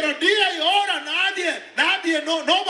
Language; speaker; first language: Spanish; non-native, learner; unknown